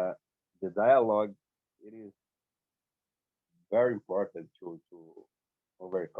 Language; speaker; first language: English; non-native, learner; Portuguese